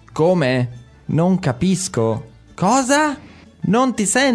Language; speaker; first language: Italian; native; Italian